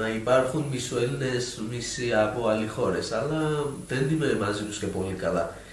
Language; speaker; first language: Greek; non-native, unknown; Georgian